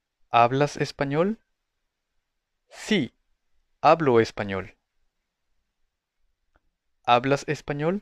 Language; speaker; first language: Spanish; non-native, fluent; Japanese